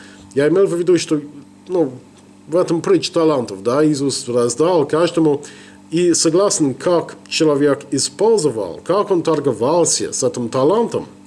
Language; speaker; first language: Russian; non-native, learner; English